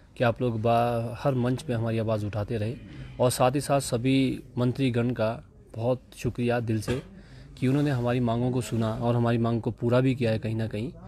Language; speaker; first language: Hindi; native; Hindi